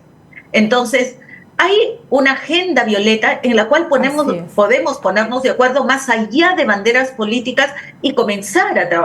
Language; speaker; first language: Spanish; native; Spanish